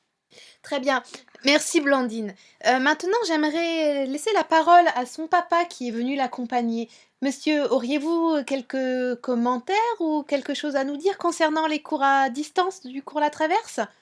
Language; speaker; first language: French; native; French